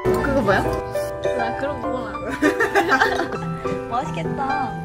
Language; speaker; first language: Korean; non-native, learner; Japanese